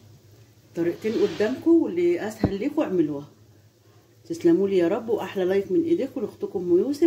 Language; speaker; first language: Arabic; native; Arabic